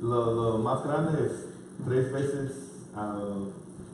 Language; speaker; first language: Spanish; non-native, fluent; English